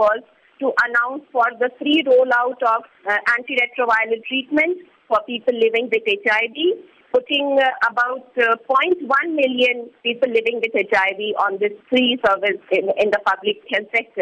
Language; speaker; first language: English; non-native, local second language; Hindi